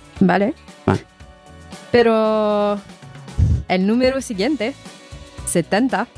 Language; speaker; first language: Spanish; non-native, learner; French